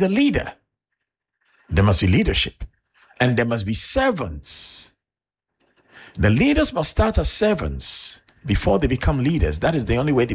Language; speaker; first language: English; non-native, local second language; Akan